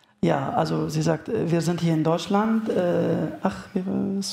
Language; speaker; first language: German; non-native, fluent; Arabic